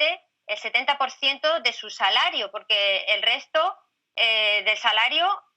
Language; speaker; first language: Spanish; native; Spanish